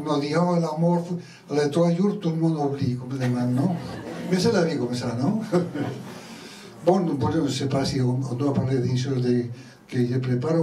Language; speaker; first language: French; non-native, learner; Spanish